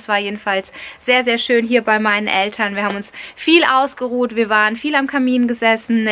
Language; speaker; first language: German; early bilingual, other home language; Italian